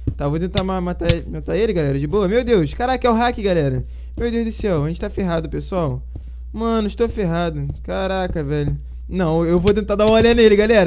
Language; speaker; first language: Portuguese; native; Portuguese